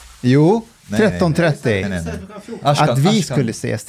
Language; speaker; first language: Swedish; early bilingual, other home language; Persian